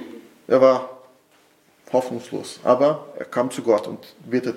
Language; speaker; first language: German; non-native, fluent; Portuguese